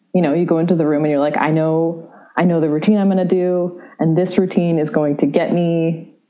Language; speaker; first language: English; native; English